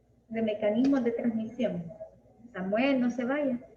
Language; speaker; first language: Spanish; native; Spanish